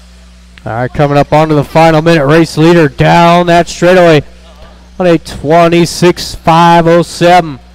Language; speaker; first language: English; native; English